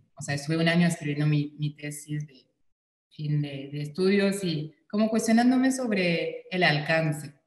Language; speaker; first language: Spanish; non-native, fluent; French